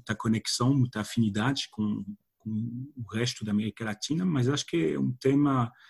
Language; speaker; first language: Portuguese; non-native, fluent; French